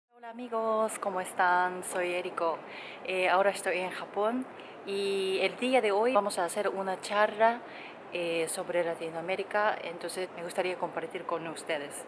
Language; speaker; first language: Spanish; non-native, fluent; Japanese